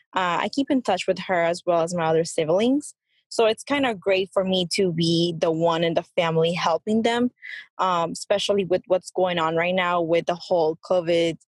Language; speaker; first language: English; early bilingual, other home language; Spanish